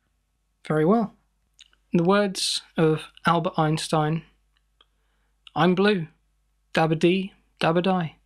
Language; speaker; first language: English; native; English